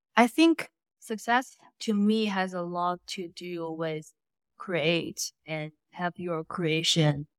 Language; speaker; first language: English; non-native, fluent; Chinese